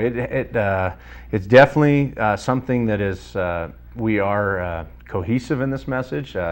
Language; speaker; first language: English; native; English